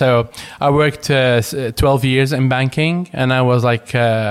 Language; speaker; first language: English; non-native, fluent; Arabic